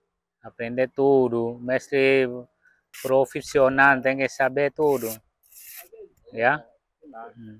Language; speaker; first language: Portuguese; non-native, local second language; Vietnamese